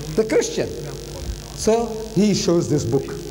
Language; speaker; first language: English; early bilingual, other home language; Gujarati